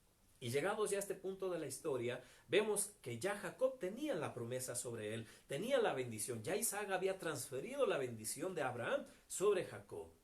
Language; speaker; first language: Spanish; native; Spanish